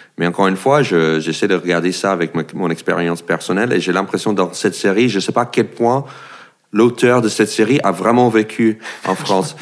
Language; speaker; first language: French; non-native, fluent; English